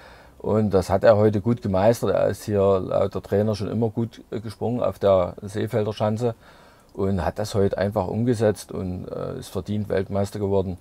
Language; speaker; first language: German; native; German